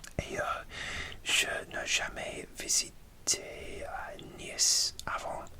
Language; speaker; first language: French; non-native, learner; English